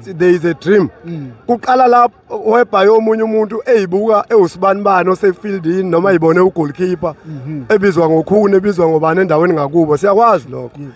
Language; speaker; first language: Zulu; native; Zulu